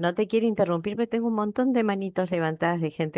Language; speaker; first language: Spanish; native; Spanish